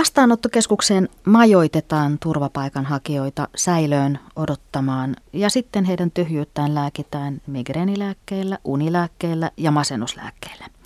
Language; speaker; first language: Finnish; native; Finnish